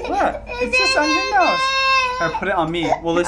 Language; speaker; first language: English; native; English